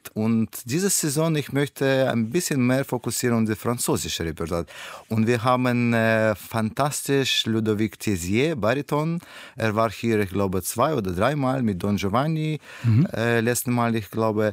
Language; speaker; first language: German; non-native, learner; Russian